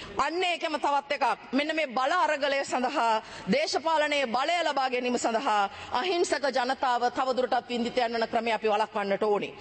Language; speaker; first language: Sinhala; non-native, local second language; Tamil